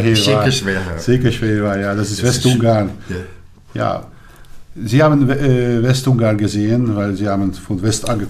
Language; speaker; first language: German; non-native, learner; Hungarian